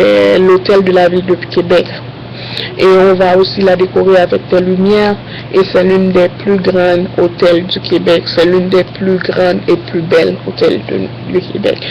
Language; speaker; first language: French; non-native, learner; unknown